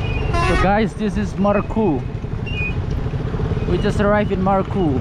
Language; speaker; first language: English; non-native, fluent; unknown